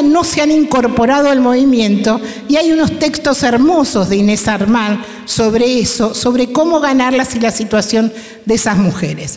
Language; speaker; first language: Spanish; native; Spanish